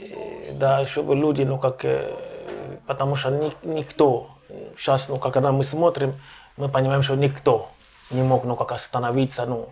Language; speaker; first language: Russian; non-native, local second language; Ukrainian